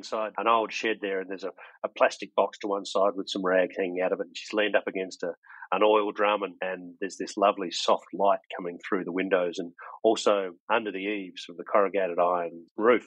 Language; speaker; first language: English; native; English